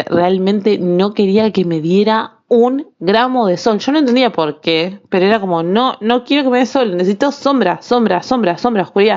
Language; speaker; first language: Spanish; native; Spanish